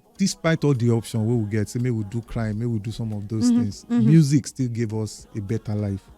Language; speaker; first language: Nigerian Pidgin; non-native, local second language; Yoruba